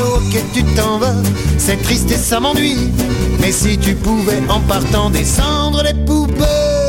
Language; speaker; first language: French; native; French